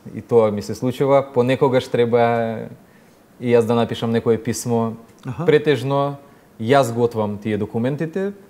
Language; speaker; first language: Macedonian; non-native, fluent; Ukrainian